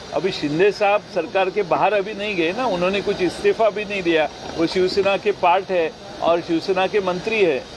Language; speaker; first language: Hindi; non-native, local second language; Marathi